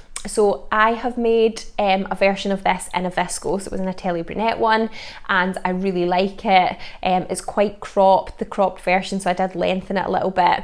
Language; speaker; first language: English; native; English